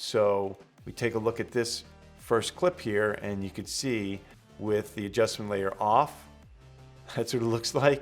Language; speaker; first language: English; native; English